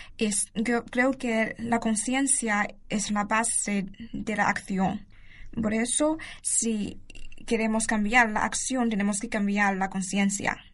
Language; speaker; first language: Spanish; non-native, learner; Chinese